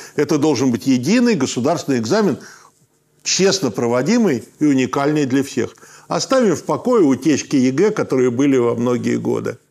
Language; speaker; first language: Russian; native; Russian